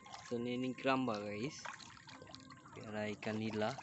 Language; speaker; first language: Indonesian; non-native, fluent; Bangla